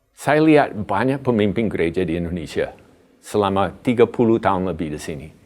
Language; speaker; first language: Indonesian; non-native, fluent; English